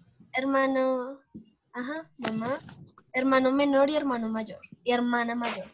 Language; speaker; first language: Spanish; native; Spanish